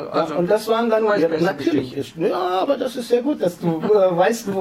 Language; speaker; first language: German; native; German